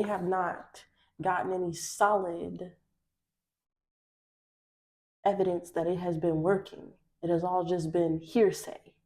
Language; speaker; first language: English; native; English